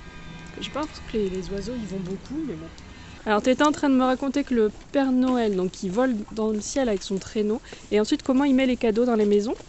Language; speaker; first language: French; native; French